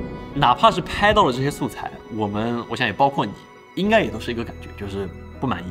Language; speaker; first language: Chinese; native; Chinese